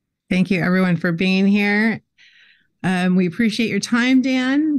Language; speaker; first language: English; native; English